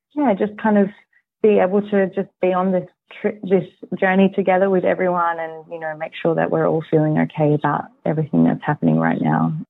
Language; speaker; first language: English; early bilingual, heritage; English